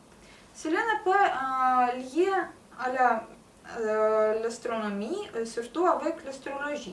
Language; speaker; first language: French; non-native, learner; Russian